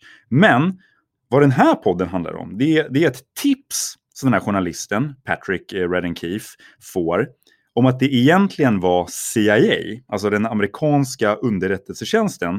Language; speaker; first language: Swedish; native; Swedish